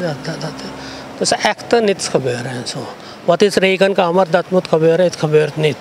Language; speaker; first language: Dutch; non-native, local second language; Sranan Tongo